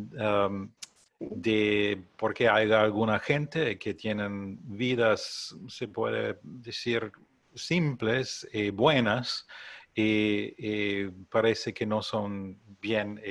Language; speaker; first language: Spanish; non-native, learner; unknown